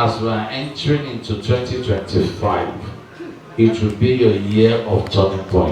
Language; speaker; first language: English; non-native, local second language; Yoruba